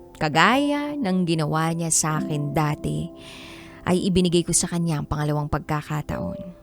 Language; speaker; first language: Filipino; native; Filipino